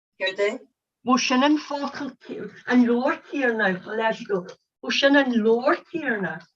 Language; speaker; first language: Irish; non-native, local second language; English